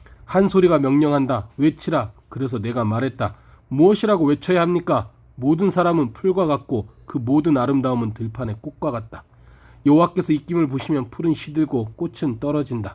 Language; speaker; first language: Korean; native; Korean